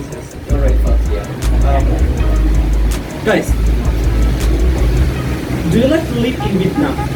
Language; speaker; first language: English; non-native, learner; Russian